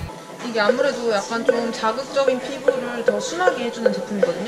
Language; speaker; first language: Korean; native; Korean